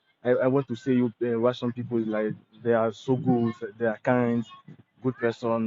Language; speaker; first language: English; non-native, learner; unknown